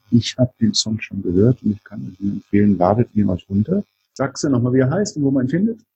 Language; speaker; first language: German; native; German